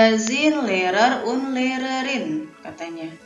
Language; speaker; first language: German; non-native, fluent; Indonesian